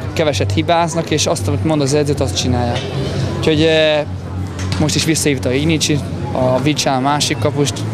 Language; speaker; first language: Hungarian; non-native, fluent; Italian